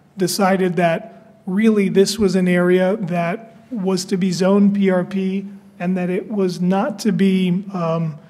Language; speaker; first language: English; native; English